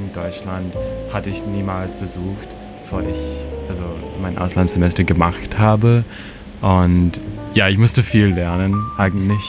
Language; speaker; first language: German; non-native, fluent; English